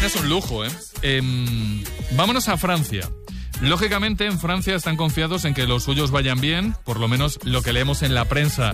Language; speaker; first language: Spanish; native; Spanish